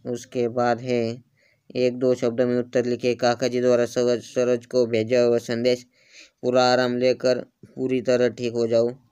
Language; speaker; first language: Hindi; non-native, local second language; Marathi